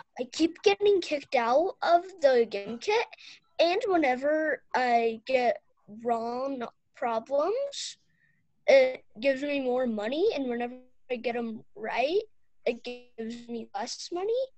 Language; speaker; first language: English; native; English